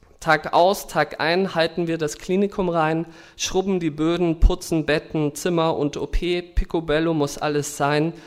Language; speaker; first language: German; native; German